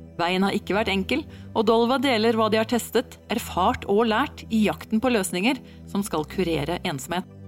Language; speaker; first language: Norwegian; native; Norwegian